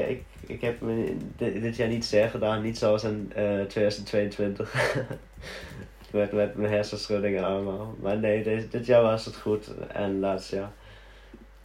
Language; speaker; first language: Dutch; early bilingual, heritage; Dutch